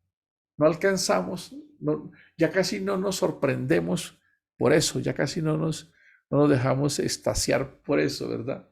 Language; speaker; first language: Spanish; native; Spanish